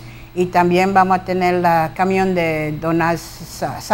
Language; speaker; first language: Spanish; early bilingual, heritage; Spanish